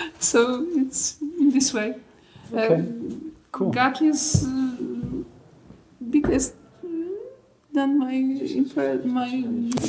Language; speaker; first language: English; non-native, learner; Polish